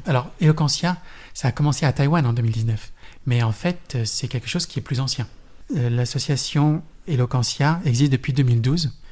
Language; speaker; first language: French; native; French